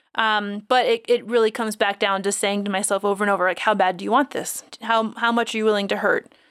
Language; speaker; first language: English; native; English